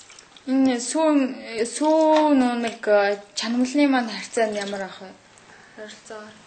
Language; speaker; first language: Mongolian; native; Mongolian